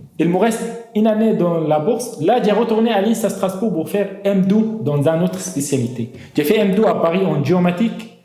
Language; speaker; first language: French; non-native, fluent; Arabic